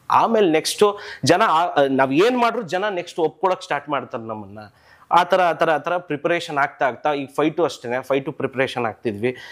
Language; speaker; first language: Kannada; native; Kannada